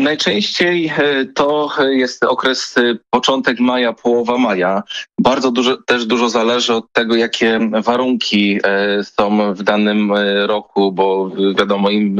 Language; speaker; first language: Polish; native; Polish